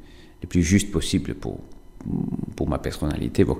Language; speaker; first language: French; non-native, fluent; Italian